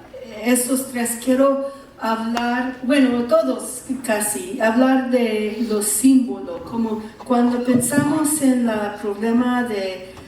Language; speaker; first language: Spanish; early bilingual, heritage; English